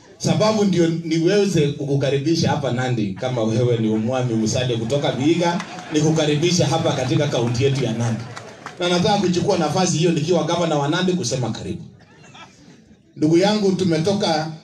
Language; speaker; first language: Swahili; non-native, local second language; Kalenjin